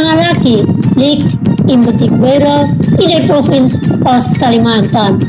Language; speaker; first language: German; non-native, learner; Indonesian